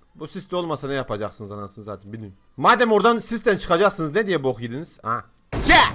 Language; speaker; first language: Turkish; native; Turkish